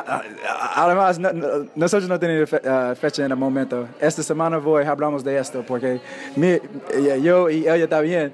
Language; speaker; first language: Spanish; non-native, learner; English